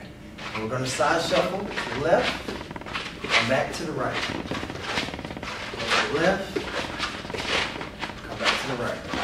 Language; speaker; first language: English; native; English